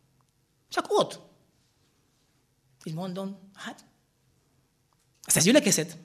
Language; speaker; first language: Hungarian; non-native, fluent; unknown